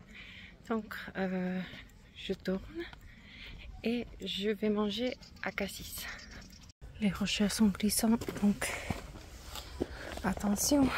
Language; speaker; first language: French; non-native, learner; English